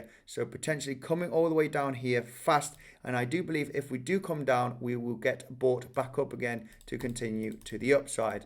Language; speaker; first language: English; native; English